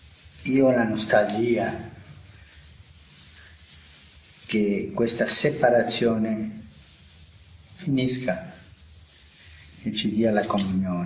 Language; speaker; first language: Italian; non-native, fluent; Spanish